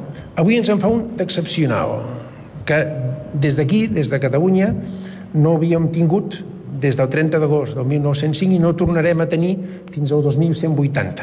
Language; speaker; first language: Catalan; native; Catalan